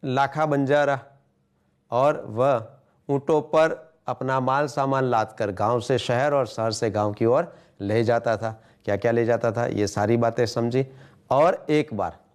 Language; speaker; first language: Hindi; non-native, local second language; Gujarati